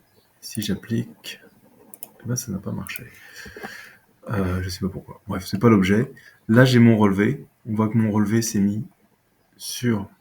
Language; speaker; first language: French; native; French